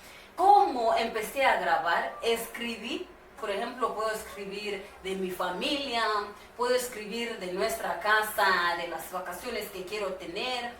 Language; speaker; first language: Spanish; non-native, learner; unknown